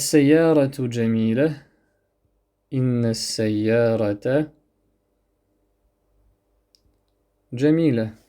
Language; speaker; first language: Arabic; non-native, fluent; French